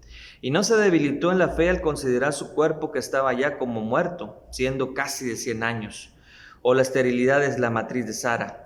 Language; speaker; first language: Spanish; native; Spanish